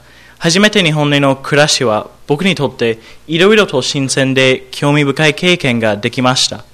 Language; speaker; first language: Japanese; non-native, learner; English